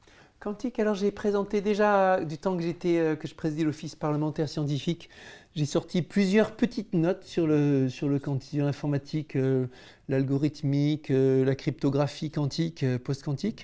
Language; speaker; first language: French; native; French